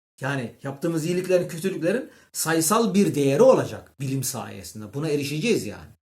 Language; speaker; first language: Turkish; early bilingual, heritage; Turkish